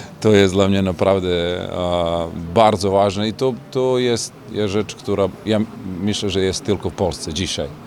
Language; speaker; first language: Polish; non-native, learner; Serbian